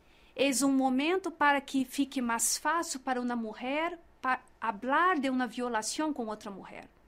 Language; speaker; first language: Spanish; non-native, learner; Portuguese